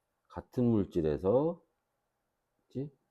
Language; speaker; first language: Korean; native; Korean